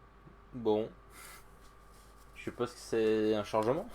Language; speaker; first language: French; native; French